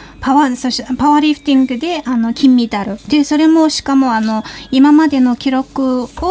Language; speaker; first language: Japanese; non-native, fluent; Mongolian